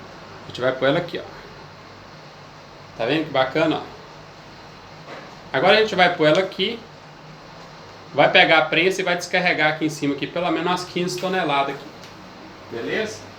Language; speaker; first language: Portuguese; native; Portuguese